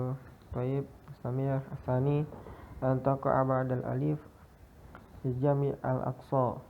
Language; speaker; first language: Arabic; non-native, learner; Indonesian